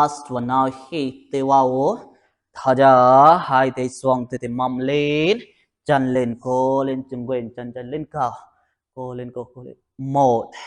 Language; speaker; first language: Vietnamese; non-native, learner; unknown